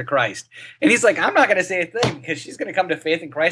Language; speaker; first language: English; native; English